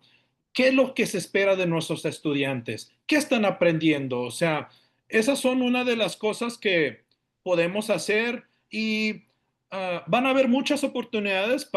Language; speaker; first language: Spanish; early bilingual, heritage; Spanish